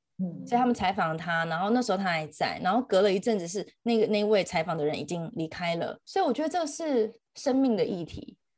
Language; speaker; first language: Chinese; native; Chinese